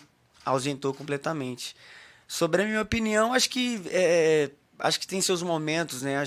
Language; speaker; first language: Portuguese; native; Portuguese